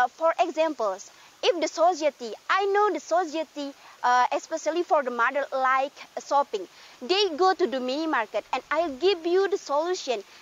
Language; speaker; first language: English; non-native, learner; Indonesian